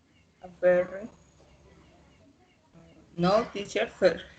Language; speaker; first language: English; non-native, learner; Spanish